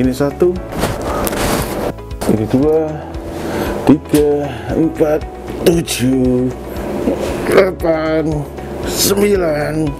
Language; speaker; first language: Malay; non-native, local second language; Javanese